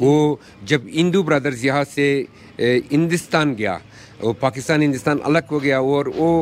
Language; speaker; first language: Hindi; non-native, local second language; Persian